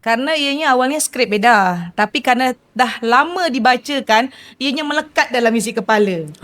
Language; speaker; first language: Malay; native; Malay